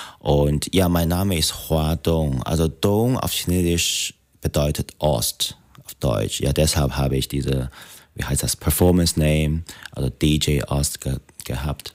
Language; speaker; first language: German; non-native, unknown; Chinese